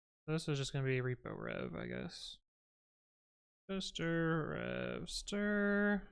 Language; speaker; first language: English; native; English